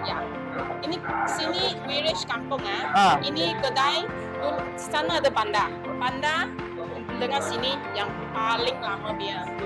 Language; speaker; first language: Malay; non-native, local second language; Chinese